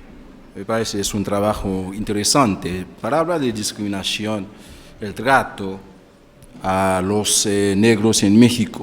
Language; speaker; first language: Spanish; non-native, fluent; Haitian Creole